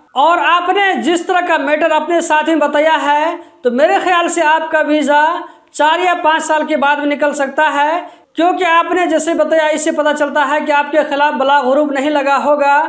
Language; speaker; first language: Hindi; native; Hindi